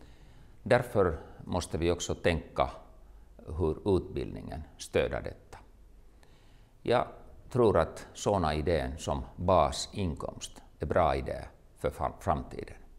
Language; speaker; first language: Swedish; non-native, local second language; Finnish